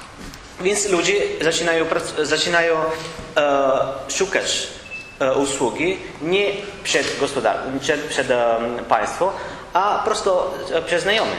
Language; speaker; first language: Polish; non-native, learner; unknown